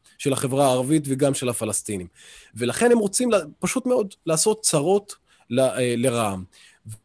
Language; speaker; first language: Hebrew; non-native, local second language; Arabic